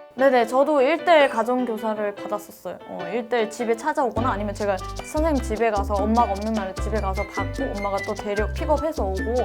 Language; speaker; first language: Korean; native; Korean